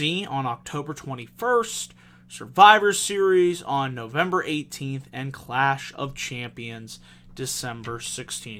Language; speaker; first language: English; native; English